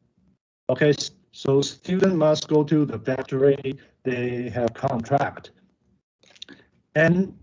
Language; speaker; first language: English; non-native, learner; Chinese